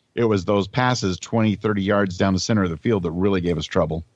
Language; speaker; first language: English; native; English